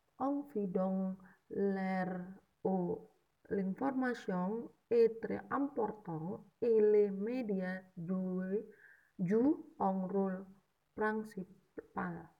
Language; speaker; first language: French; non-native, learner; Indonesian